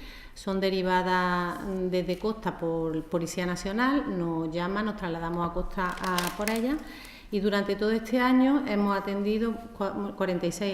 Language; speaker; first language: Spanish; native; Spanish